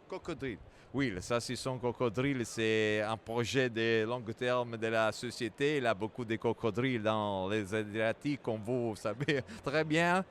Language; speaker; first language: French; non-native, fluent; Italian